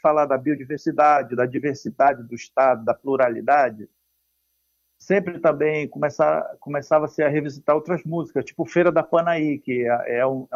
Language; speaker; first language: Portuguese; native; Portuguese